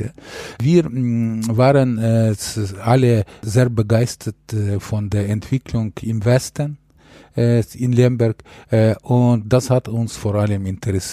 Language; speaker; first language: German; non-native, fluent; Ukrainian